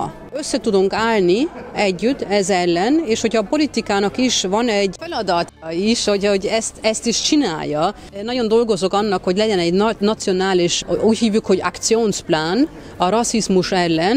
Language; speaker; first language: Hungarian; early bilingual, heritage; Hungarian